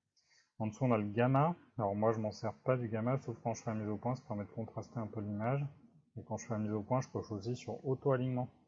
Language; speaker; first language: French; native; French